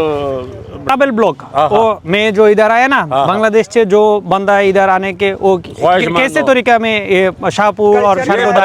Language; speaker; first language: Hindi; non-native, learner; Bangla